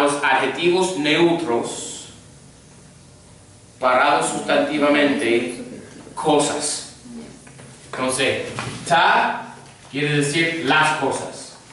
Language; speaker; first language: Spanish; non-native, fluent; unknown